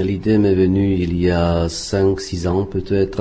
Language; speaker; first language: French; non-native, fluent; Czech